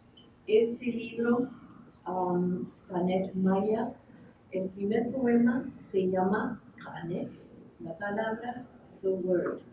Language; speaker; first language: Spanish; non-native, fluent; English